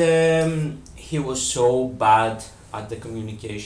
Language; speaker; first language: English; non-native, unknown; Greek